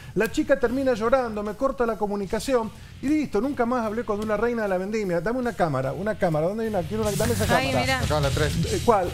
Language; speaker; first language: Spanish; native; Spanish